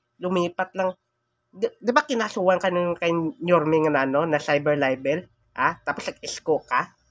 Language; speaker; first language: Filipino; non-native, local second language; Cebuano